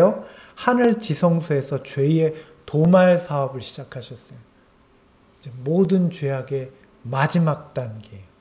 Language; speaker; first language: Korean; native; Korean